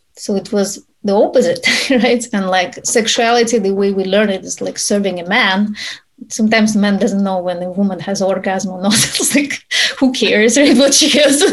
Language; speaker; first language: English; non-native, fluent; Ukrainian